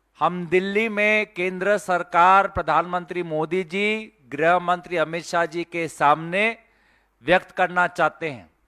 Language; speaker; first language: Hindi; non-native, local second language; Assamese